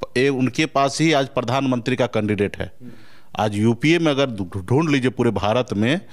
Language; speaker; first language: Hindi; native; Hindi